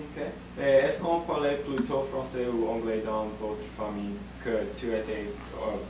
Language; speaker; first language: French; non-native, learner; English